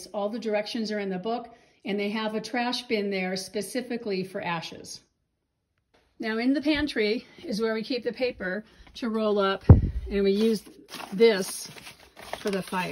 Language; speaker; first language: English; native; English